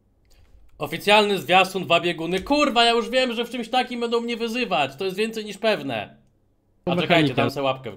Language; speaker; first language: Polish; native; Polish